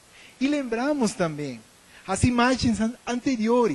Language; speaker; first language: Portuguese; non-native, learner; Spanish